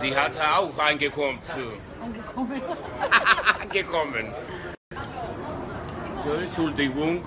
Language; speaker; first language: German; non-native, learner; Georgian